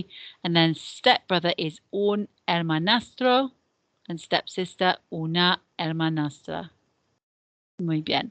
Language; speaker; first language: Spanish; non-native, fluent; English